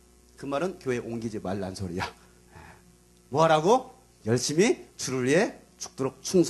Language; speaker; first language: Korean; native; Korean